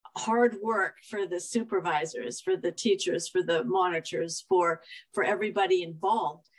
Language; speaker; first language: English; native; English